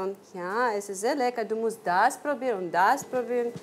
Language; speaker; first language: German; non-native, learner; Ukrainian